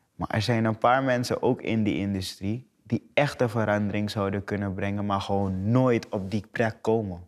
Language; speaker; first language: Dutch; native; Dutch